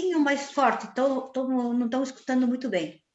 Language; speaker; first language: Portuguese; non-native, fluent; Spanish